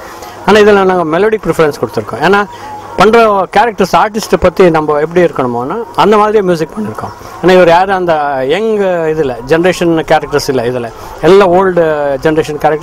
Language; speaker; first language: Tamil; non-native, local second language; Kannada